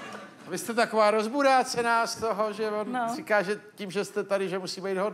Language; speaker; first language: Czech; native; Czech